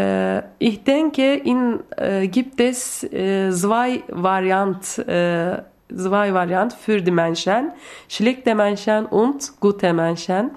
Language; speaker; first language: German; non-native, learner; Turkish